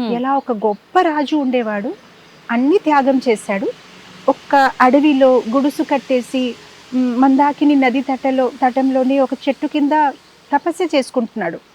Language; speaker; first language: Telugu; non-native, fluent; Gujarati